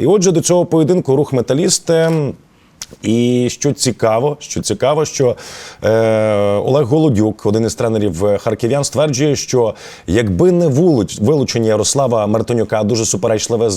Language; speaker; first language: Ukrainian; native; Ukrainian